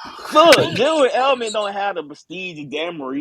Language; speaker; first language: English; native; English